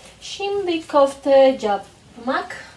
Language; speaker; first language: Turkish; non-native, learner; Spanish